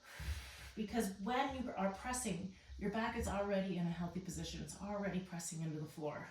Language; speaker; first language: English; native; English